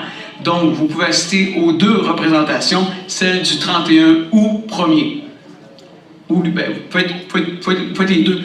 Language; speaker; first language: French; native; French